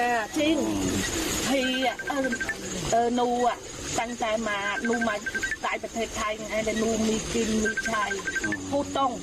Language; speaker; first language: Thai; non-native, learner; Khmer